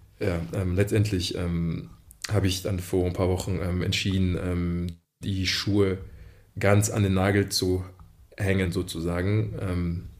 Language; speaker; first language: German; early bilingual, other home language; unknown